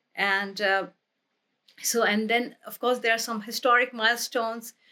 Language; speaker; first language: English; non-native, local second language; Hindi